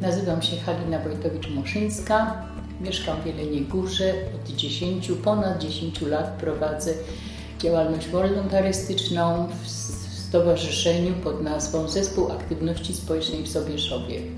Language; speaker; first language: Polish; native; Polish